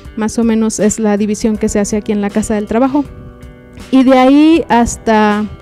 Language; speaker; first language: Spanish; native; Spanish